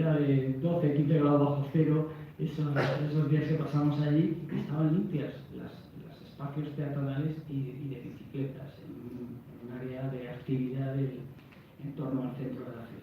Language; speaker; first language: Spanish; native; Spanish